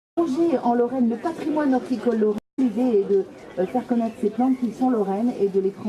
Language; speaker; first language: French; native; French